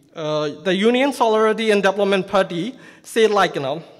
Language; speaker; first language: English; non-native, fluent; Burmese